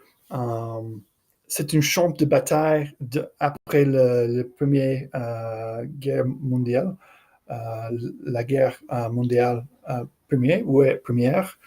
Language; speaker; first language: French; non-native, learner; English